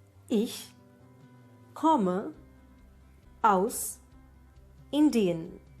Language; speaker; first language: German; non-native, fluent; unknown